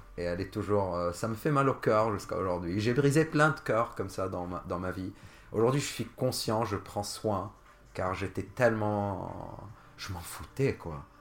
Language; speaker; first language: French; non-native, local second language; Arabic